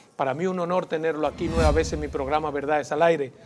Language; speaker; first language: Spanish; native; Spanish